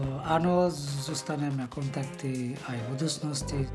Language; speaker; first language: Slovak; non-native, fluent; Bangla